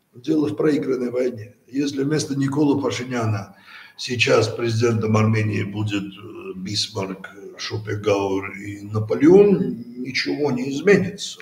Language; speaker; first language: Russian; native; Russian